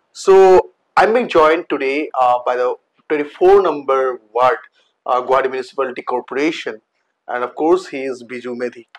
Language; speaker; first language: English; non-native, local second language; Assamese